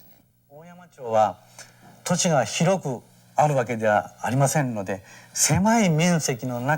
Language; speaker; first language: Japanese; native; Japanese